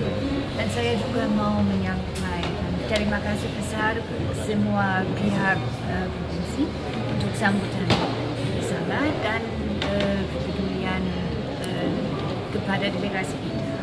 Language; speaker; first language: Indonesian; non-native, fluent; German